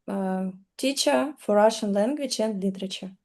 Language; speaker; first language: English; non-native, learner; Russian